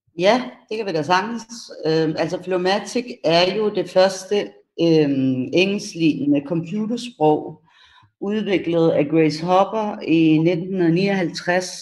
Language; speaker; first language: Danish; early bilingual, other home language; Persian